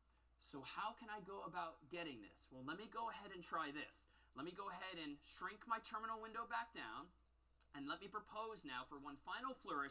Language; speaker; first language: English; native; English